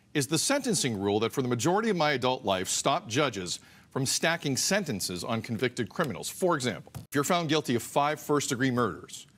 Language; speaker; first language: English; native; English